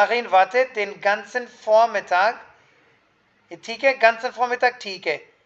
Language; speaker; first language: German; non-native, fluent; Hindi